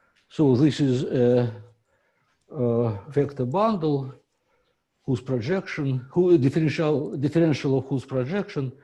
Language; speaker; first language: English; non-native, fluent; Russian